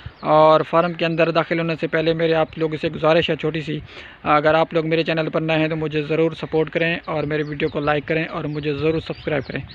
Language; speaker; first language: Urdu; non-native, local second language; Saraiki